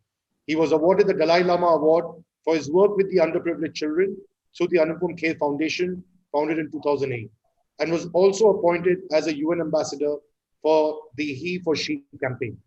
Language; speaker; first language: English; non-native, local second language; Hindi